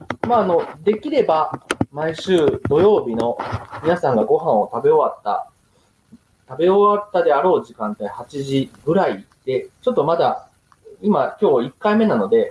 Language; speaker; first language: Japanese; native; Japanese